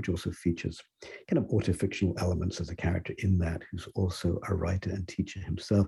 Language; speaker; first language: English; native; English